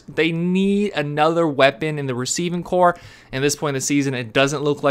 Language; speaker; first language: English; native; English